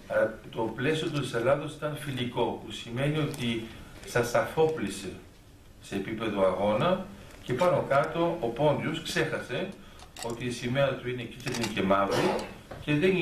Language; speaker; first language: Greek; early bilingual, heritage; Greek